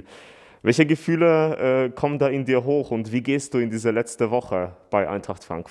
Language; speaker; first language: German; native; German